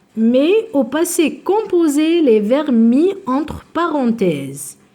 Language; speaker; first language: French; non-native, local second language; Arabic